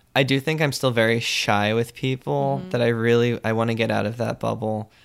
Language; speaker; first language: English; native; English